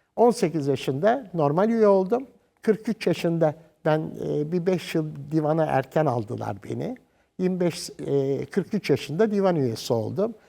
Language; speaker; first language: Turkish; native; Turkish